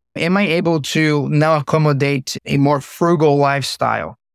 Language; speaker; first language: English; non-native, fluent; Portuguese